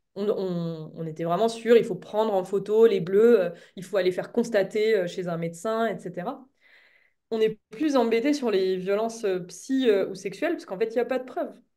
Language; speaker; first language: French; native; French